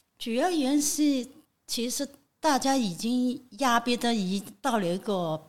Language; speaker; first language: Chinese; non-native, fluent; Cantonese